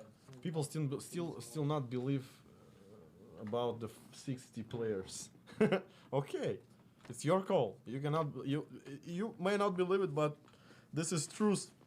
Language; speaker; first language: English; non-native, fluent; Russian